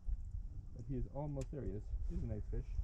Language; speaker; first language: English; native; English